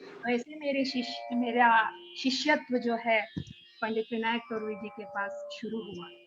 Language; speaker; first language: Hindi; non-native, local second language; Kannada